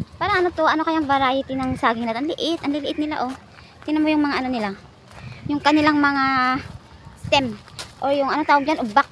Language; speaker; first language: Filipino; non-native, local second language; Iloko